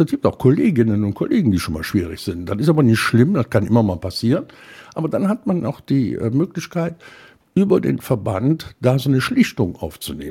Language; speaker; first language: German; native; German